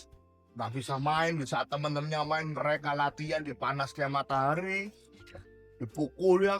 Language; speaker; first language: Indonesian; native; Indonesian